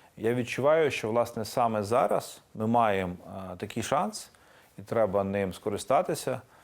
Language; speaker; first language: Ukrainian; native; Ukrainian